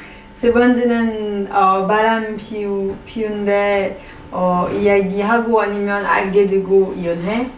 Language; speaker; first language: Korean; non-native, fluent; French